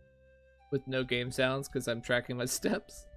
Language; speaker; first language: English; native; English